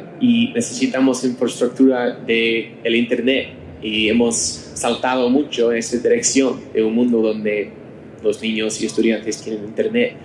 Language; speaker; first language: Spanish; non-native, learner; English